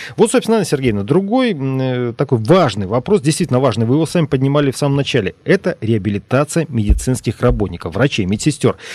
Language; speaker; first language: Russian; native; Russian